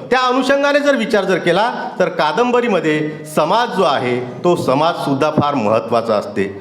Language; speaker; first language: Marathi; native; Marathi